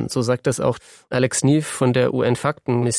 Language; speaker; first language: German; native; German